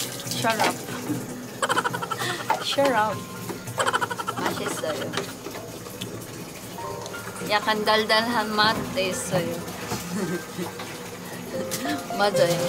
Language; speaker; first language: Korean; non-native, learner; Cebuano